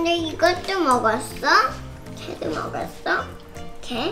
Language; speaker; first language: Korean; early bilingual, heritage; Korean